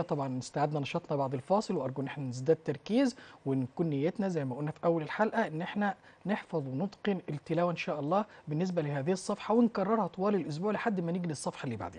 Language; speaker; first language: Arabic; native; Arabic